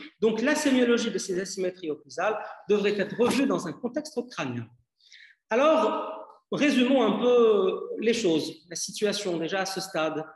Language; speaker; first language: French; non-native, local second language; Arabic